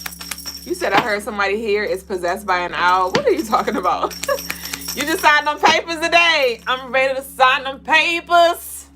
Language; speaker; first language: English; native; English